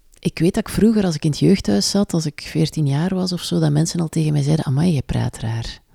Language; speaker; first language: Dutch; native; Dutch